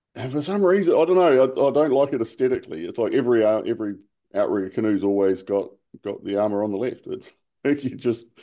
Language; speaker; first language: English; native; English